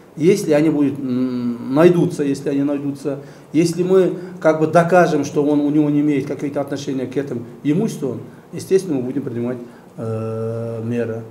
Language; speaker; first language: Russian; non-native, local second language; Kyrgyz